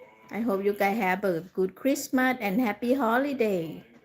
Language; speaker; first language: English; non-native, learner; Thai